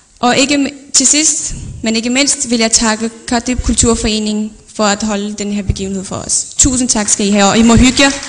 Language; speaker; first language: Danish; early bilingual, other home language; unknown